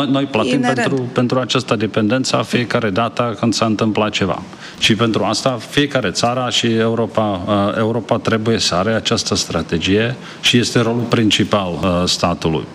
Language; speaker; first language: Romanian; non-native, fluent; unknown